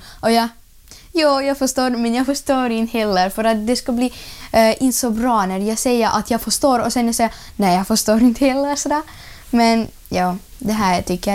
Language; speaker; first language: Swedish; non-native, learner; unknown